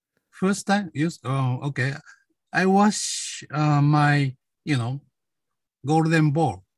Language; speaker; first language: English; non-native, learner; Japanese